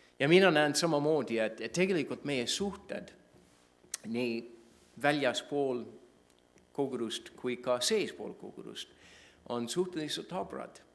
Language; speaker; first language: Estonian; non-native, fluent; English